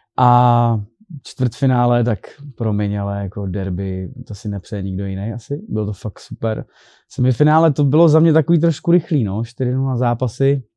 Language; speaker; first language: Czech; native; Czech